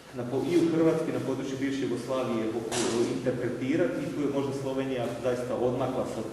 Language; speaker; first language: Croatian; native; Croatian